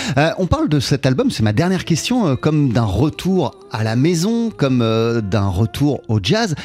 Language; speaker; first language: French; native; French